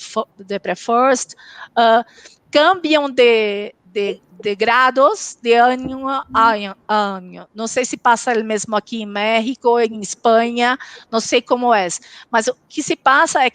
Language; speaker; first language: Spanish; non-native, local second language; Portuguese